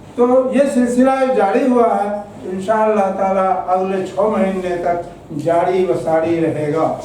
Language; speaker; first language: Urdu; native; Urdu